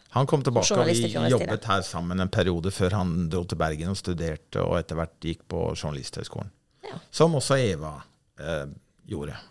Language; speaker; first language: Norwegian; native; Norwegian